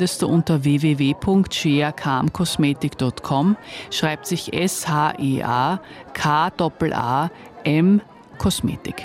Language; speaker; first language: German; native; German